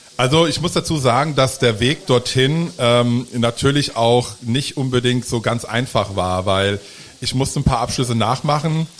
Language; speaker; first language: German; early bilingual, other home language; Italian